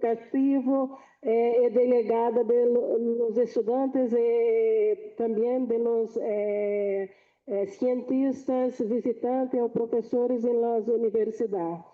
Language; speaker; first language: Portuguese; non-native, fluent; Spanish